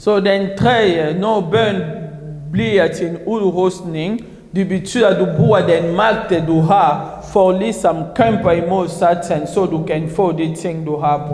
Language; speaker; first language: Danish; non-native, fluent; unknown